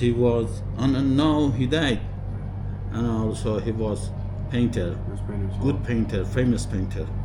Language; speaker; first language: English; non-native, learner; Persian